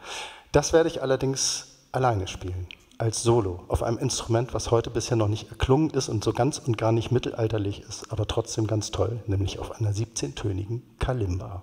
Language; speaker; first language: German; native; German